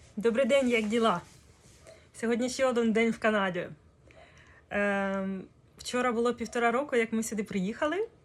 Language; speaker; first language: Ukrainian; non-native, local second language; Russian